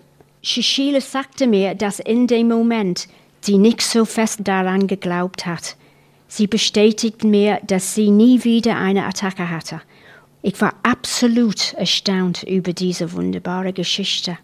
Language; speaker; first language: German; non-native, fluent; English